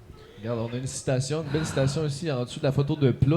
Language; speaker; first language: French; native; French